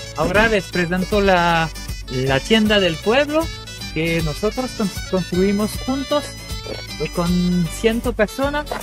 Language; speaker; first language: Spanish; non-native, learner; French